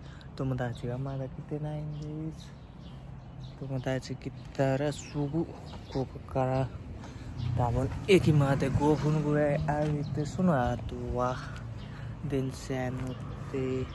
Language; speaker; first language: Japanese; non-native, learner; Nepali